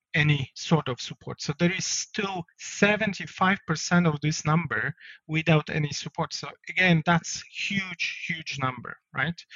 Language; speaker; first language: English; non-native, fluent; Polish